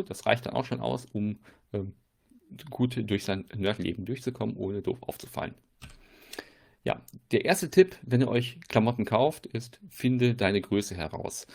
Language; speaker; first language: German; native; German